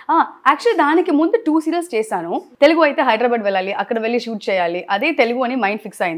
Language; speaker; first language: Telugu; non-native, learner; Tamil